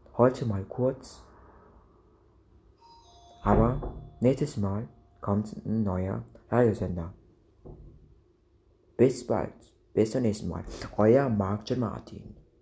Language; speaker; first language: German; non-native, local second language; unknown